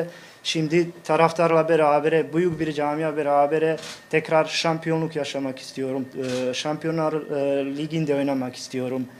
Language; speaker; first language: Turkish; non-native, fluent; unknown